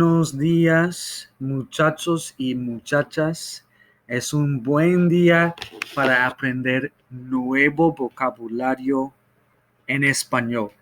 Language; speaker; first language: Spanish; non-native, fluent; English